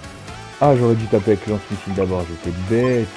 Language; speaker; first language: French; native; French